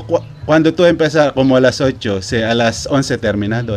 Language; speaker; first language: Spanish; non-native, learner; Pampanga